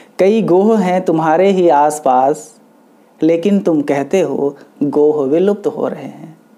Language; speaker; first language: Hindi; non-native, local second language; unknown